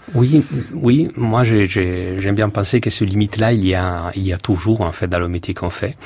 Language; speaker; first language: French; non-native, fluent; Italian